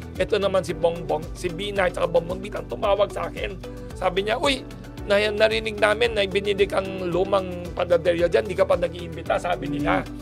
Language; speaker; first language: Filipino; native; Filipino